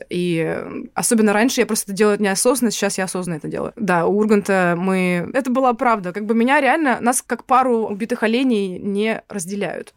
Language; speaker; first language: Russian; native; Russian